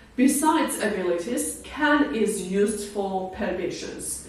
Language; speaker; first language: English; non-native, fluent; Georgian